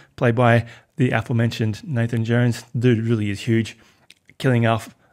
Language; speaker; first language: English; native; English